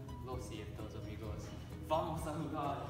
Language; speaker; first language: Spanish; non-native, learner; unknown